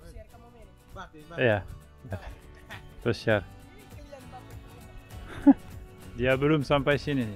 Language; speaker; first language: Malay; non-native, learner; French